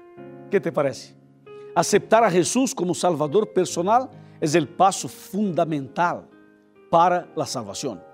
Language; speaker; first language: Spanish; non-native, fluent; Portuguese